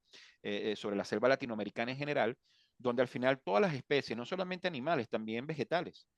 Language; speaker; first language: Spanish; native; Spanish